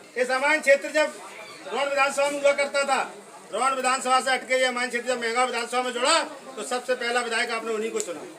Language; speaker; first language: Hindi; native; Hindi